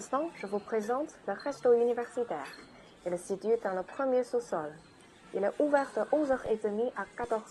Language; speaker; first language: French; non-native, learner; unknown